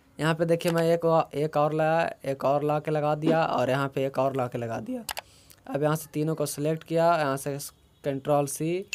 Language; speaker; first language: Hindi; native; Hindi